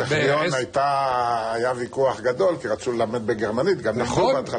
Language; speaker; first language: Hebrew; native; Hebrew